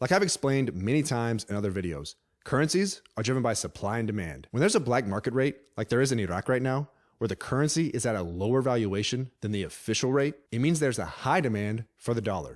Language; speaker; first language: English; native; English